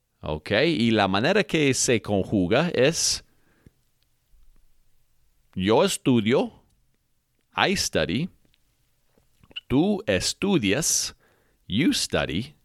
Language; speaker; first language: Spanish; non-native, fluent; English